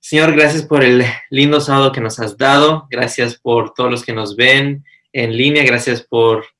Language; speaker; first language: Spanish; early bilingual, heritage; Spanish